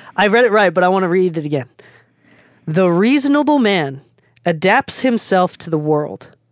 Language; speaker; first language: English; non-native, fluent; Japanese